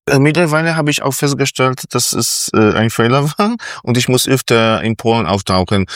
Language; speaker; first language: German; non-native, fluent; Polish